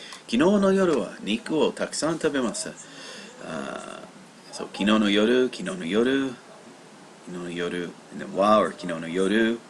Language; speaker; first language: Japanese; non-native, learner; English